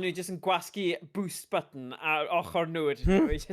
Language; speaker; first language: Welsh; native; Welsh